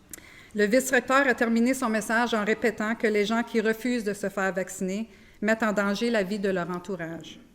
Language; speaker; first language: French; native; French